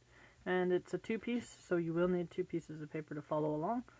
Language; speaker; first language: English; native; English